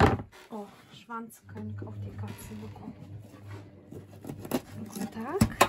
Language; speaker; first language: German; non-native, learner; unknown